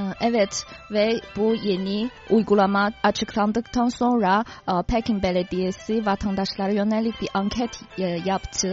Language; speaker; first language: Turkish; non-native, fluent; Chinese